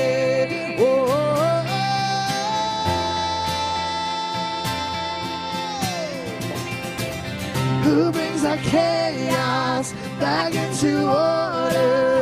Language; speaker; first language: English; native; English